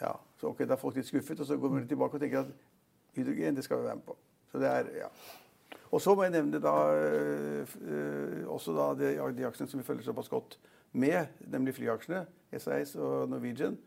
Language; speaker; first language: Norwegian; native; Norwegian